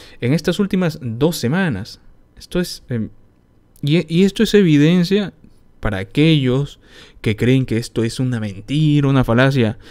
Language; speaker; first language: Spanish; native; Spanish